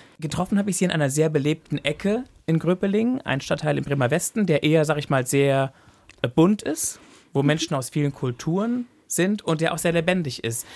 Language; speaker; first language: German; native; German